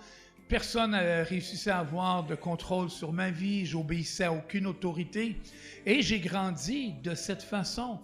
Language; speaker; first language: French; native; French